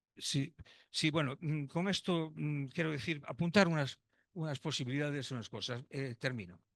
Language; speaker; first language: Spanish; non-native, local second language; Galician